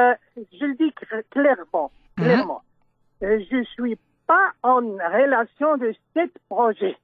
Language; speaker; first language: French; non-native, local second language; Dutch